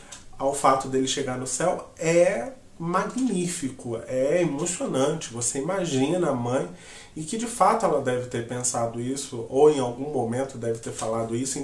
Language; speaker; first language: Portuguese; native; Portuguese